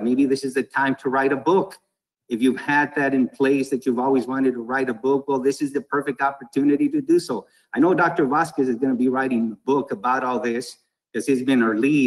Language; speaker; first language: English; early bilingual, other home language; Spanish